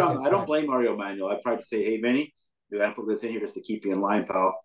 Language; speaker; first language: English; native; English